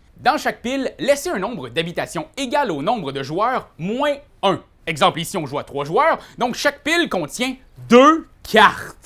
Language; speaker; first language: French; native; French